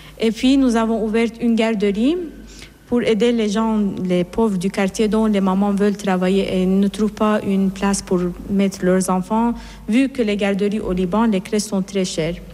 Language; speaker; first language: French; non-native, fluent; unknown